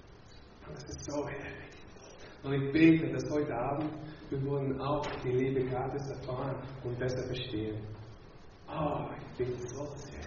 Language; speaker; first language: German; non-native, fluent; English